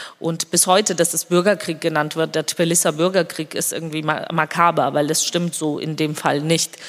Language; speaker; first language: German; non-native, fluent; Georgian